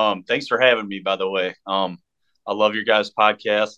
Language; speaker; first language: English; native; English